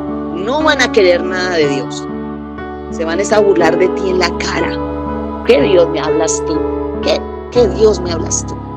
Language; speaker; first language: Spanish; native; Spanish